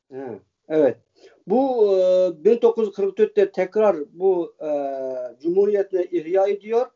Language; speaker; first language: Turkish; early bilingual, heritage; Uyghur